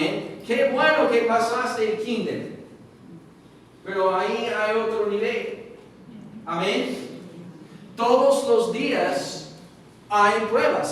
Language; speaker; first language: Spanish; non-native, fluent; English